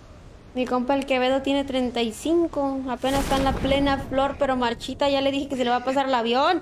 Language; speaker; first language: Spanish; native; Spanish